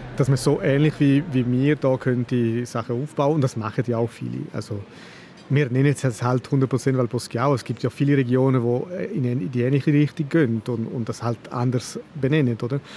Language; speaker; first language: German; non-native, local second language; Italian